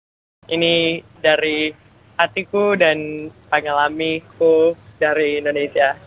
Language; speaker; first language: Indonesian; non-native, fluent; English